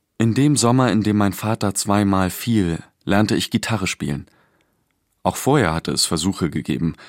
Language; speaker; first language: German; native; German